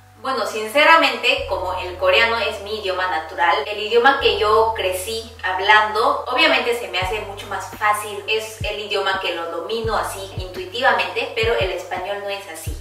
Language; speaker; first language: Spanish; early bilingual, heritage; Korean